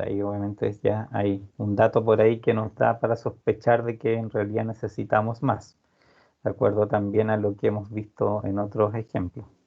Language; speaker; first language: Spanish; native; Spanish